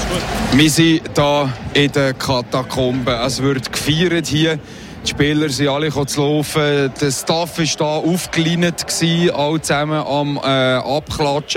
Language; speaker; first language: German; native; German